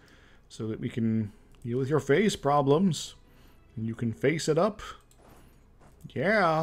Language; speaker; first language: English; native; English